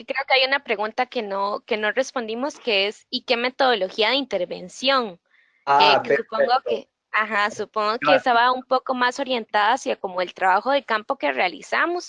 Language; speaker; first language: Spanish; native; Spanish